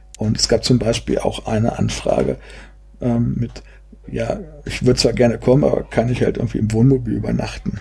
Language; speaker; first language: German; native; German